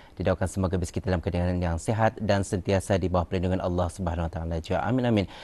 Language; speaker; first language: Malay; native; Malay